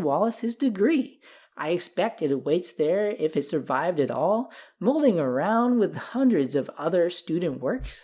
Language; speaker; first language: English; native; English